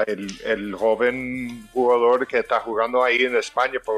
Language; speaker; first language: Spanish; early bilingual, heritage; English